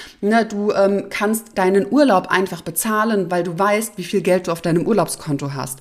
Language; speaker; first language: German; native; German